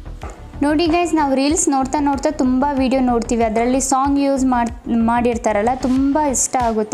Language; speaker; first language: Kannada; native; Kannada